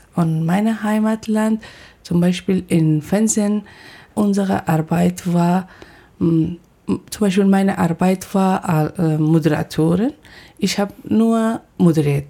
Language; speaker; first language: German; non-native, learner; Persian